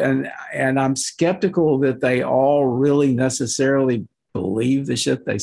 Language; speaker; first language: English; native; English